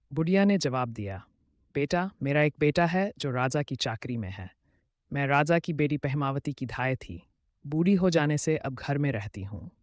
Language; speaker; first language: Hindi; native; Hindi